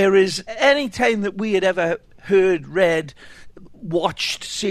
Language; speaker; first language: English; native; English